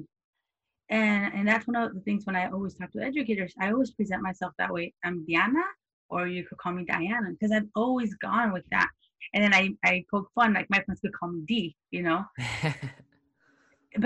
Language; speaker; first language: English; native; English